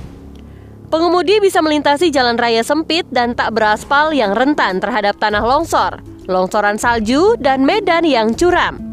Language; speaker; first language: Indonesian; native; Indonesian